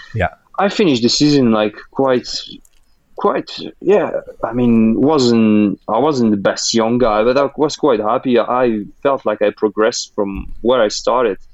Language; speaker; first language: English; non-native, fluent; Russian